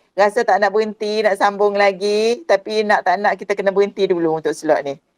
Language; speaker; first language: Malay; native; Malay